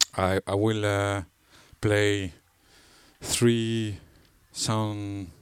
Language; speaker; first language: English; non-native, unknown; French